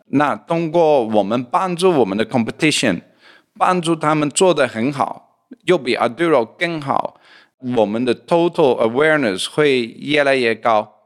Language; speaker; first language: Chinese; non-native, fluent; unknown